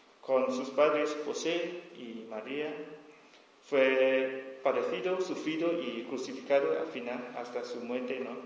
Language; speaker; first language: Spanish; non-native, learner; S'gaw Karen